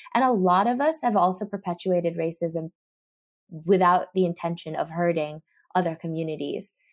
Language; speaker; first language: English; early bilingual, other home language; Japanese